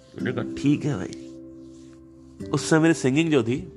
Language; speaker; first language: Hindi; native; Hindi